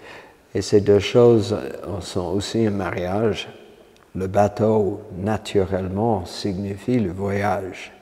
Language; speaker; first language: French; non-native, fluent; English